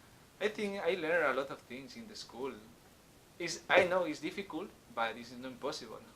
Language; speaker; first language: English; non-native, learner; Spanish